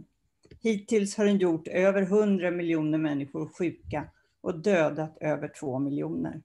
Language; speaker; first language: Swedish; native; Swedish